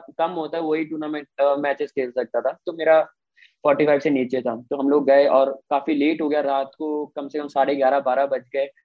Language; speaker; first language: Hindi; non-native, local second language; Punjabi